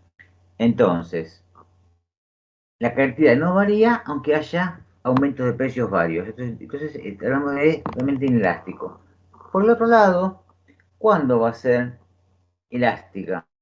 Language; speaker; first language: Spanish; native; Spanish